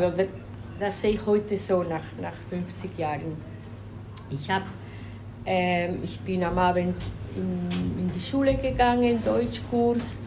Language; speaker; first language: German; non-native, fluent; Spanish